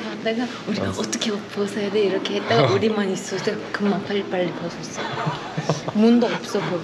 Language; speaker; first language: Korean; non-native, learner; Turkish